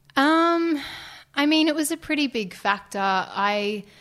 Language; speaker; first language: English; native; English